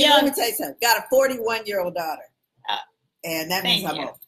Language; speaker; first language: English; native; English